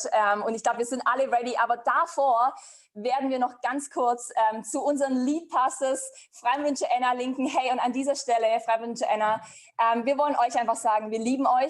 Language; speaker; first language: German; native; German